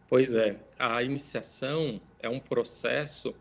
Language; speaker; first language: Portuguese; native; Portuguese